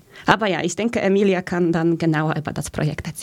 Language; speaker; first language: German; early bilingual, other home language; Polish